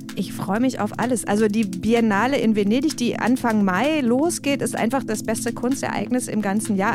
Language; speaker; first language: German; native; German